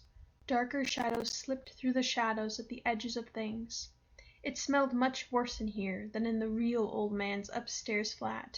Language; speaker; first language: English; native; English